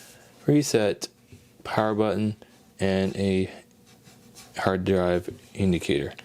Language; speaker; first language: English; native; English